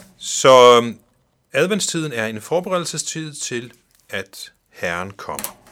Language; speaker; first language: Danish; non-native, local second language; Faroese